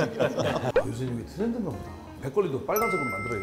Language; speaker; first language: Korean; native; Korean